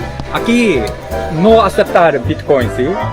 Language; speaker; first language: Spanish; non-native, learner; Korean